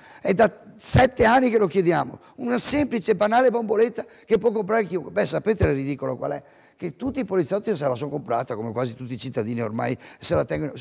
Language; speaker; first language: Italian; native; Italian